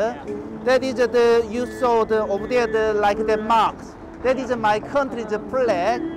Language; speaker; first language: English; non-native, learner; Korean